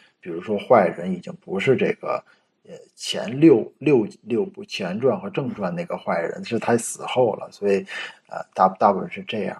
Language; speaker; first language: Chinese; native; Chinese